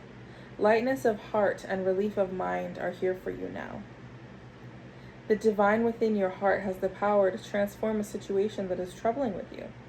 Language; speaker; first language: English; native; English